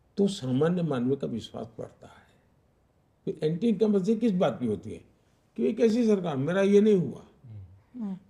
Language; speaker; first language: Hindi; non-native, local second language; Gujarati